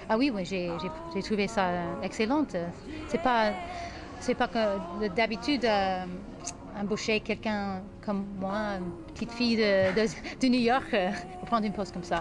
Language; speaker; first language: French; non-native, fluent; English